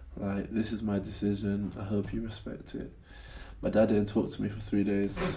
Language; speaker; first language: English; native; English